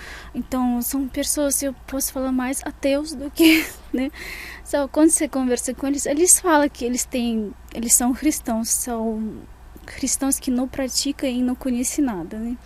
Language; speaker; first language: Portuguese; non-native, fluent; Russian